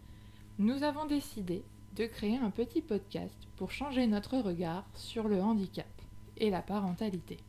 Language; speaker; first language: French; native; French